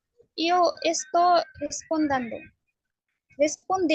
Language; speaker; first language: Italian; non-native, learner; Bangla